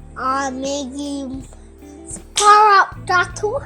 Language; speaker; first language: English; non-native, local second language; Jamaican Creole English